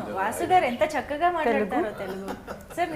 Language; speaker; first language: Telugu; native; Telugu